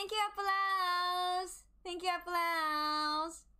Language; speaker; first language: English; non-native, learner; Japanese